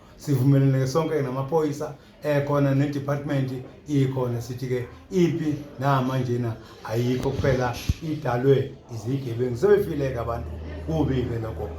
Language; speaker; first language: Zulu; native; Zulu